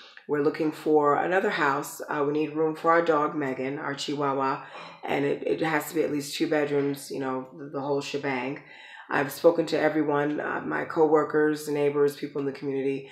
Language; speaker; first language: English; native; English